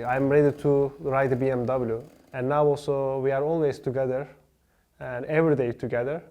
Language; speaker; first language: English; non-native, learner; Turkish